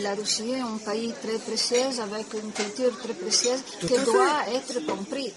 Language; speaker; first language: French; non-native, learner; Italian